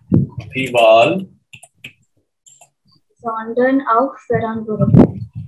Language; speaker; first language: German; non-native, learner; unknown